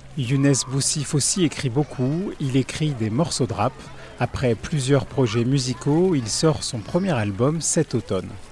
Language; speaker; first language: French; native; French